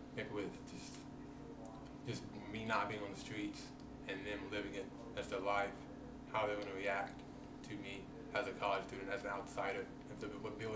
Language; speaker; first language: English; native; English